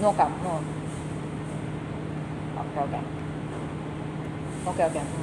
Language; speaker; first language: English; non-native, local second language; Filipino